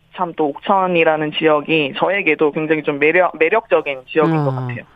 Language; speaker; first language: Korean; native; Korean